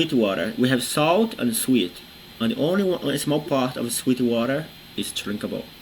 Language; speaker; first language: English; non-native, fluent; Portuguese